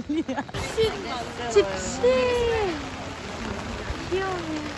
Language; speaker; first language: Korean; non-native, fluent; Turkish